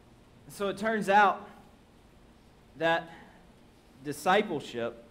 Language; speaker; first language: English; native; English